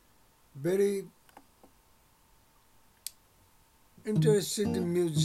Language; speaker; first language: English; non-native, learner; Japanese